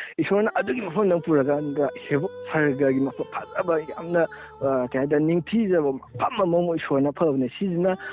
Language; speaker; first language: Manipuri; native; Manipuri